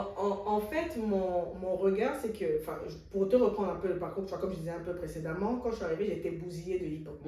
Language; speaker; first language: French; native; French